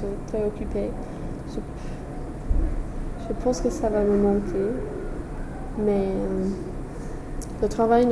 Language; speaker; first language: French; non-native, fluent; English